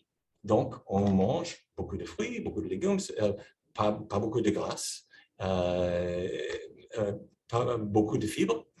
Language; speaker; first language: French; non-native, fluent; English